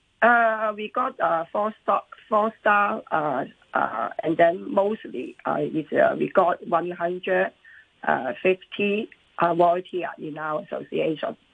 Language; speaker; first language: English; non-native, local second language; Cantonese